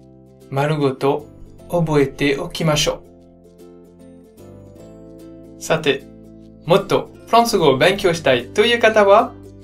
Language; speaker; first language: Japanese; non-native, fluent; French